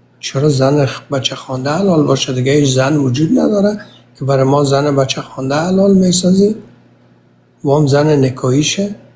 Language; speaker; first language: Persian; native; Persian